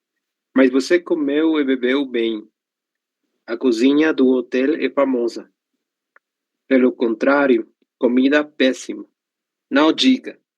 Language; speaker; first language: Portuguese; non-native, learner; Spanish